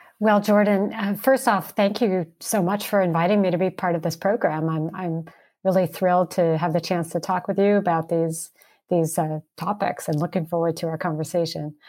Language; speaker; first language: English; early bilingual, heritage; English